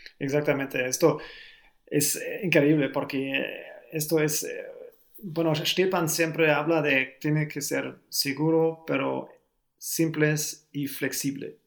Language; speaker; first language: Spanish; non-native, learner; German